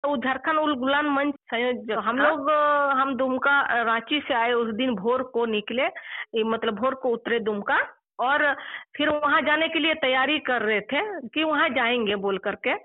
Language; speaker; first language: Hindi; non-native, local second language; Santali